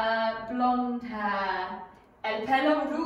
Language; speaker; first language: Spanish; non-native, learner; English